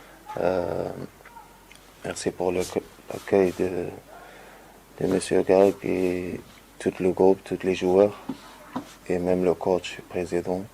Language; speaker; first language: French; non-native, learner; Arabic